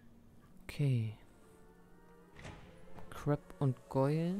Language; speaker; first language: German; native; German